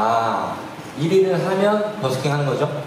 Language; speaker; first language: Korean; native; Korean